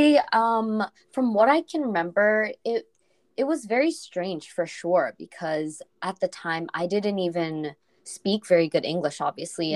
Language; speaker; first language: English; non-native, fluent; Korean